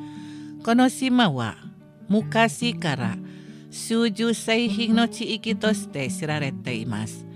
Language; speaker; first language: Japanese; non-native, fluent; Indonesian